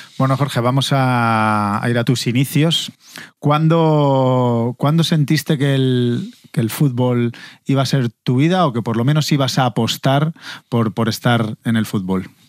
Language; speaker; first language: Spanish; native; Spanish